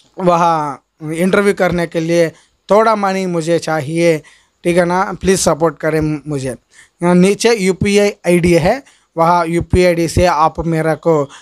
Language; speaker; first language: Hindi; non-native, local second language; Telugu